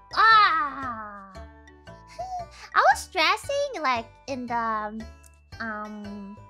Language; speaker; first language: English; non-native, fluent; Italian